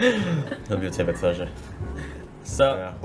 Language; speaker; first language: English; non-native, fluent; Indonesian